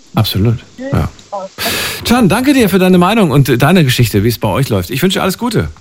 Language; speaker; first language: German; native; German